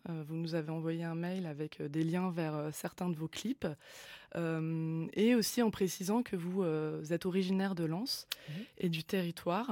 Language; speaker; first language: French; native; French